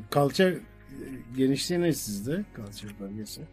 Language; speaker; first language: Turkish; native; Turkish